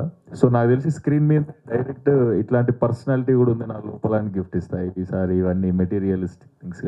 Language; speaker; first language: Telugu; native; Telugu